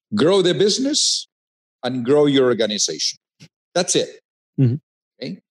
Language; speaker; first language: English; non-native, fluent; Spanish